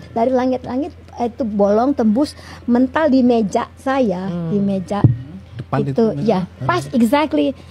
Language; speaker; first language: Indonesian; native; Indonesian